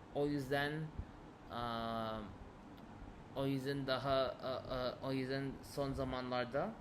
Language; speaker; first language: Turkish; non-native, learner; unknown